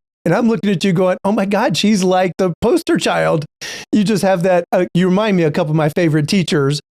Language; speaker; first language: English; native; English